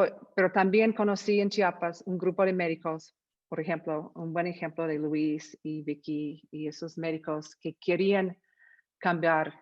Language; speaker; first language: Spanish; non-native, fluent; English